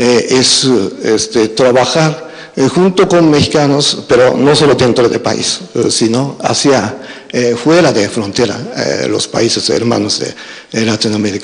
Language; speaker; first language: Spanish; non-native, fluent; Japanese